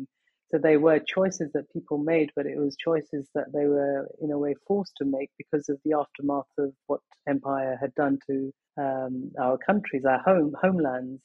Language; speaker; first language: English; native; English